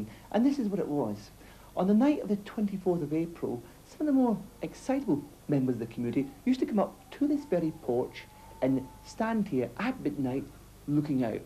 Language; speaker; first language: English; native; English